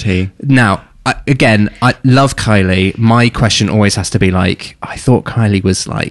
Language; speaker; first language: English; native; English